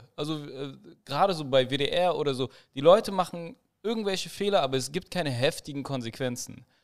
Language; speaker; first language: German; native; German